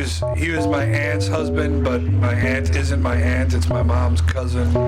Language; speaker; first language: English; native; English